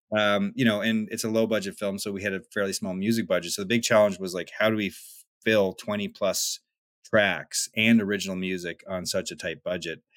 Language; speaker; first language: English; native; English